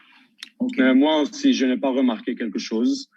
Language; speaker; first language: French; non-native, local second language; Armenian